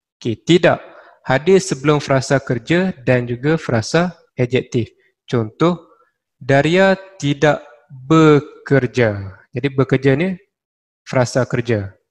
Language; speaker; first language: Malay; native; Malay